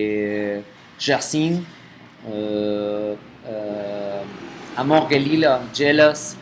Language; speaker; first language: French; non-native, fluent; Spanish